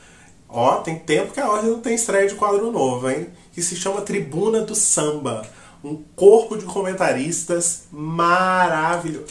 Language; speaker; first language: Portuguese; native; Portuguese